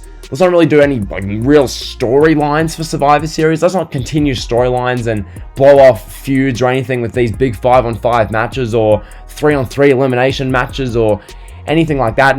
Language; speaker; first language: English; native; English